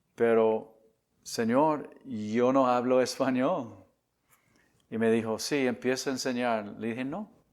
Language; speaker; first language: Spanish; non-native, fluent; English